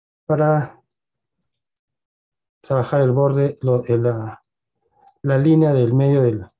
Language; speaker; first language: Spanish; native; Spanish